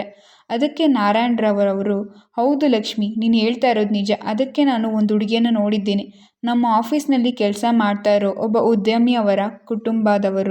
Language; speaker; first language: Kannada; native; Kannada